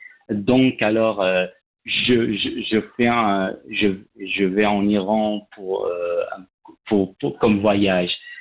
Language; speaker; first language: French; non-native, fluent; Persian